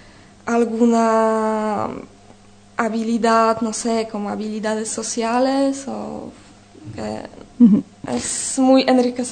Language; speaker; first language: Spanish; non-native, fluent; Polish